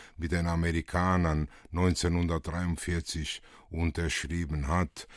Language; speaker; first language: German; early bilingual, other home language; Italian